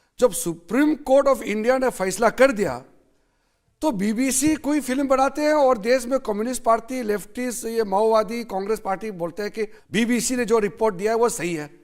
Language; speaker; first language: Hindi; non-native, local second language; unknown